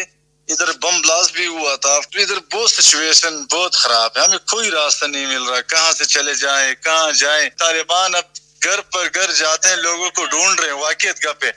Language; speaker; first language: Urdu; non-native, fluent; Pashto